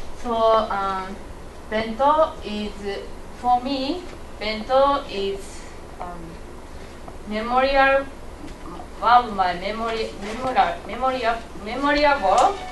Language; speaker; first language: English; non-native, learner; Japanese